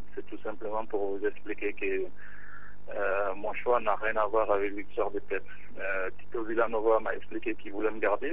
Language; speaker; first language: French; non-native, local second language; Bambara